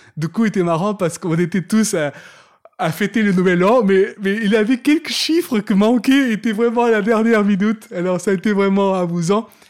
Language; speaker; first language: French; non-native, fluent; Portuguese